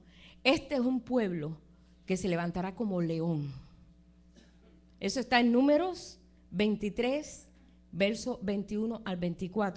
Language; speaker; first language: Spanish; native; Spanish